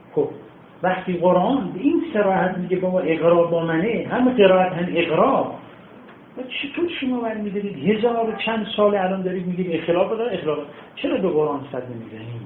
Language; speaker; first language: Persian; native; Persian